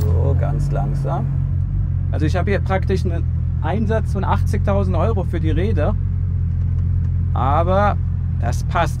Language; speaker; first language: German; native; German